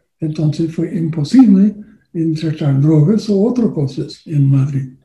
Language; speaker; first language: Spanish; non-native, learner; English